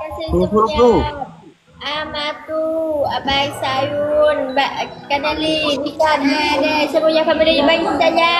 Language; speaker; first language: Indonesian; non-native, learner; Vietnamese